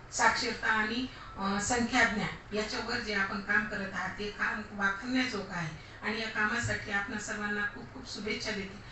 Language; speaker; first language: Marathi; non-native, local second language; Lambadi